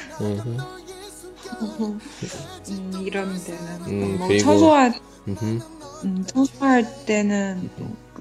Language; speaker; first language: Korean; non-native, learner; Chinese